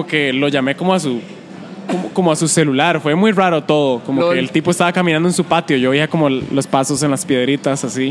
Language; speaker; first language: Spanish; native; Spanish